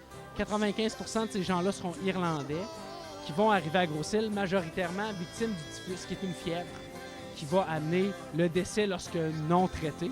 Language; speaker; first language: French; native; French